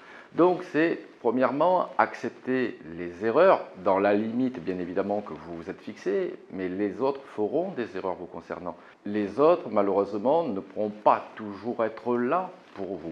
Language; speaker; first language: French; native; French